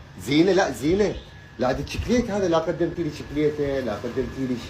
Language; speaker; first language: Arabic; native; Arabic